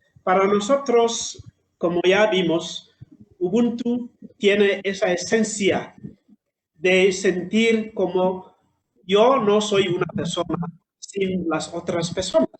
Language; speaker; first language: Spanish; non-native, fluent; Southern Sotho